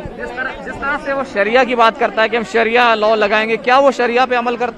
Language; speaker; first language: Hindi; native; Hindi